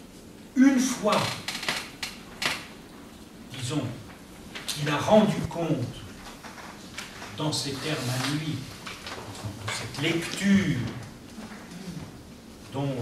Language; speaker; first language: French; native; French